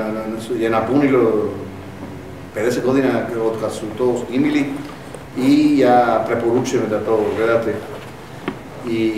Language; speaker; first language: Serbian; non-native, fluent; Spanish